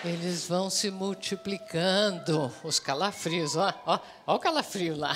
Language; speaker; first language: Portuguese; native; Portuguese